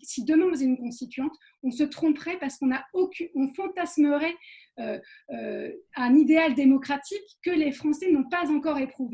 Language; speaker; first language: French; native; French